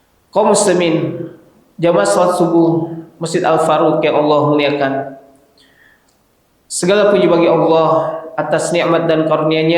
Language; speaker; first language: Indonesian; native; Indonesian